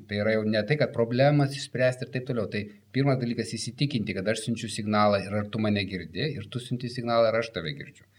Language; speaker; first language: Lithuanian; native; Lithuanian